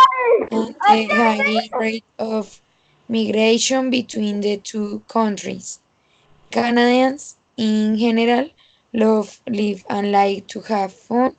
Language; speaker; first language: English; non-native, learner; Spanish